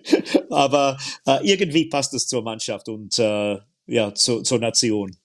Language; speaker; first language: German; non-native, fluent; English